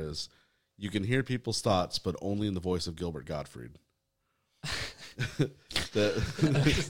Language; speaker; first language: English; native; English